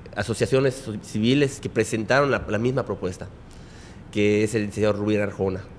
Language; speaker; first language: Spanish; native; Spanish